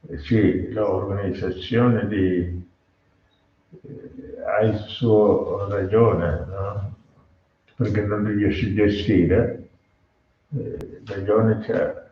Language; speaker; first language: Italian; non-native, learner; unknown